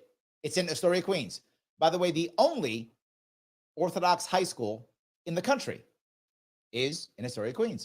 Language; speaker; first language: English; native; English